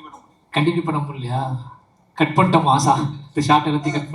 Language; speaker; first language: Tamil; native; Tamil